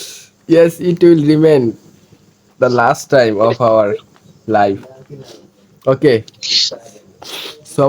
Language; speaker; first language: English; non-native, fluent; Bangla